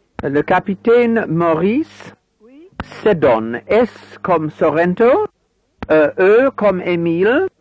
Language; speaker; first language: French; non-native, fluent; English